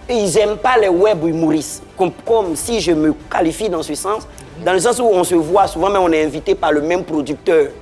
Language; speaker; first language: French; non-native, local second language; Baoulé